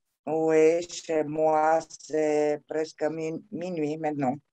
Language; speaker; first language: French; non-native, fluent; Romanian